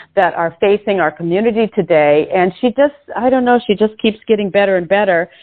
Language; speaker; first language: English; native; English